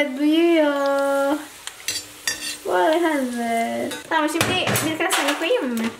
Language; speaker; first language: Turkish; non-native, learner; Indonesian